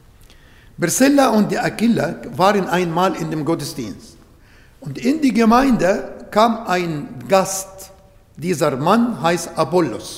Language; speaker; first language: German; non-native, learner; Arabic